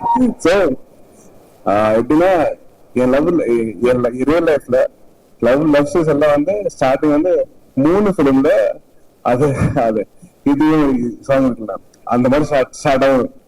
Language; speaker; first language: Tamil; non-native, local second language; Telugu